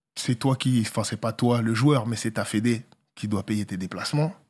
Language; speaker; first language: French; native; French